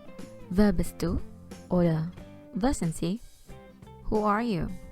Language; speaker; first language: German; non-native, fluent; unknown